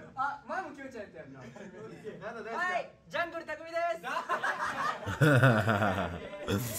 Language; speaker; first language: Japanese; native; Japanese